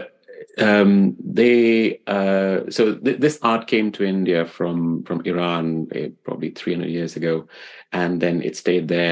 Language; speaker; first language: English; non-native, local second language; Hindi